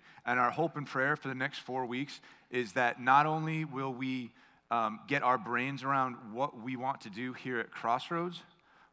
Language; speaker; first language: English; native; English